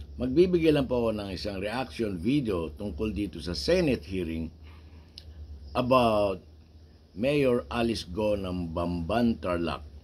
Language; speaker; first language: Filipino; native; Filipino